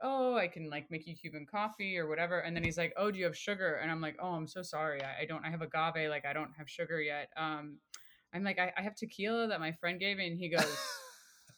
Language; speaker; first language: English; early bilingual, other home language; Spanish